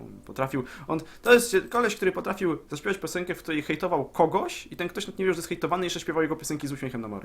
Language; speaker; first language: Polish; native; Polish